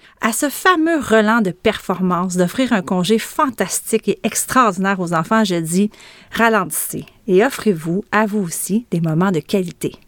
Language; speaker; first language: French; native; French